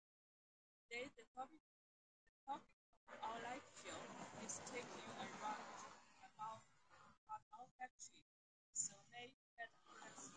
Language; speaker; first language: English; non-native, local second language; Chinese